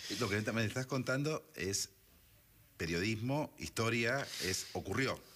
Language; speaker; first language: Spanish; native; Spanish